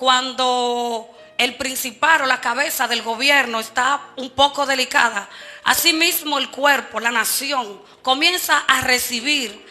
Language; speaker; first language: Spanish; native; Spanish